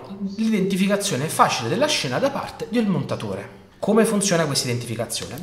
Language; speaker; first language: Italian; native; Italian